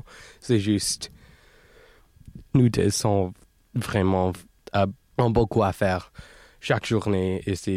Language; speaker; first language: French; non-native, local second language; English